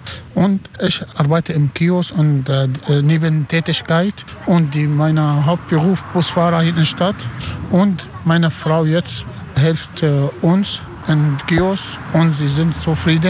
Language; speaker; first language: German; non-native, learner; Arabic